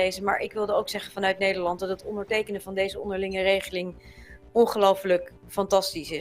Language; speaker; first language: Dutch; native; Dutch